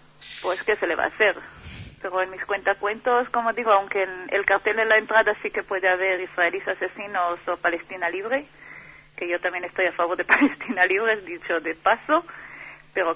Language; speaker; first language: Spanish; non-native, fluent; Hebrew